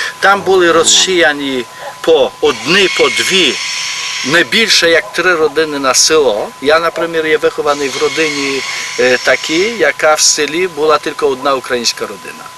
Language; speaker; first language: Ukrainian; early bilingual, heritage; Ukrainian